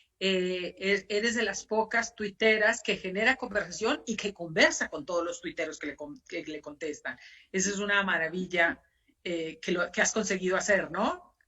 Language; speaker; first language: Spanish; native; Spanish